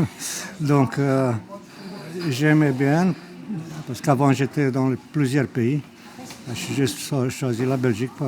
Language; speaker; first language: French; non-native, fluent; Romanian